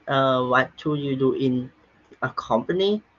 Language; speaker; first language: English; non-native, learner; Vietnamese